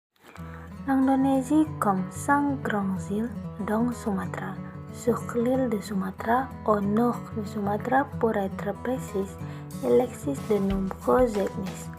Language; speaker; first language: French; non-native, learner; Indonesian